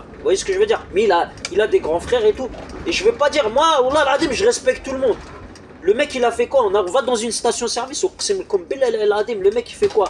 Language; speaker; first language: French; native; French